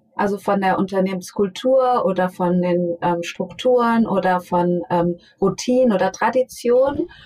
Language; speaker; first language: German; native; German